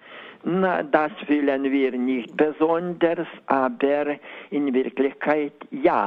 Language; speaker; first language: German; non-native, learner; Lithuanian